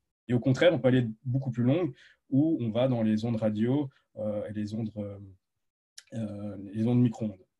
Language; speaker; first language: French; native; French